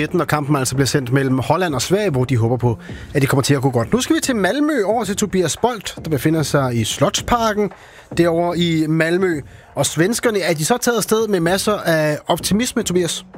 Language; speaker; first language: Danish; native; Danish